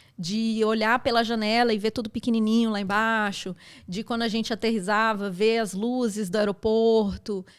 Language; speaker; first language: Portuguese; native; Portuguese